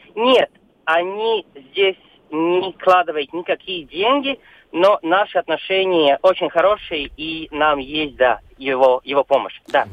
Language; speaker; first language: Russian; non-native, local second language; Latvian